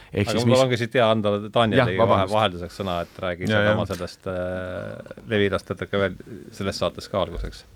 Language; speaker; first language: Estonian; native; Estonian